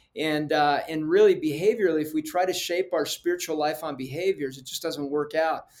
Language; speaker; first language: English; early bilingual, other home language; Spanish